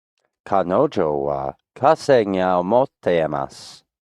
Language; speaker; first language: Japanese; non-native, learner; English